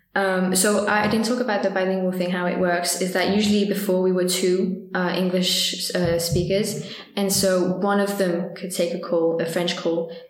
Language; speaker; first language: English; early bilingual, heritage; French